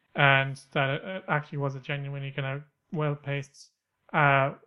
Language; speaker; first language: English; native; English